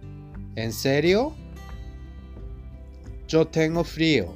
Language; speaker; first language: Spanish; non-native, fluent; Japanese